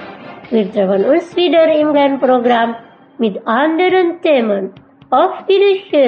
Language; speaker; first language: German; non-native, fluent; Indonesian